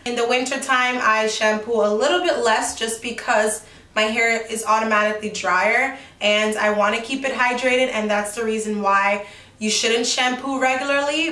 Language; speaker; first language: English; early bilingual, other home language; Spanish